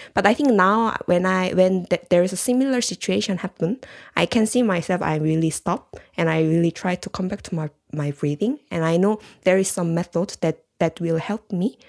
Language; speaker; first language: English; non-native, learner; Korean